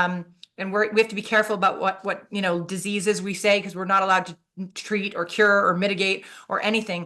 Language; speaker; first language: English; native; English